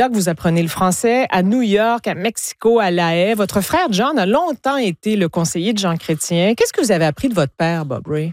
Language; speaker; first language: French; native; French